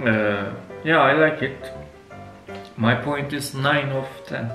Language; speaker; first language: English; non-native, learner; Turkish